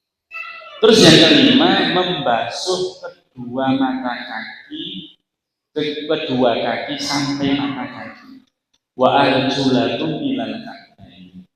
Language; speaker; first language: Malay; non-native, local second language; Javanese